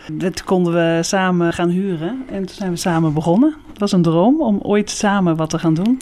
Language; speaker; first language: Dutch; native; Dutch